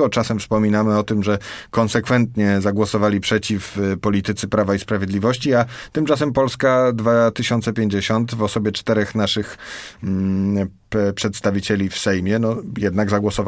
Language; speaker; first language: Polish; native; Polish